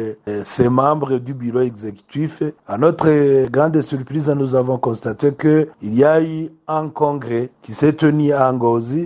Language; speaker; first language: French; non-native, local second language; Rundi